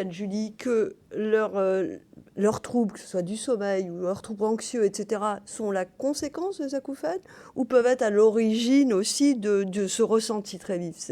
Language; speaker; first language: French; native; French